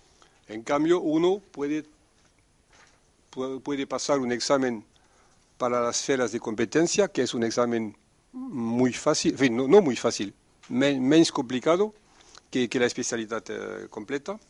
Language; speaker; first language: Spanish; non-native, fluent; French